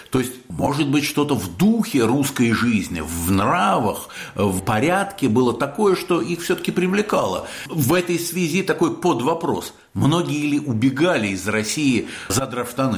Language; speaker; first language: Russian; native; Russian